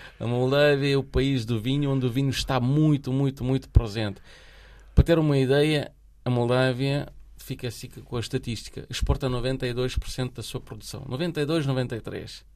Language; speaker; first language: Portuguese; non-native, fluent; Romanian